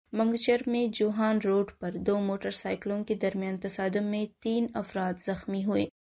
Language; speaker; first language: Urdu; non-native, local second language; Baluchi